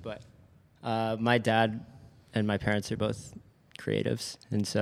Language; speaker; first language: English; native; English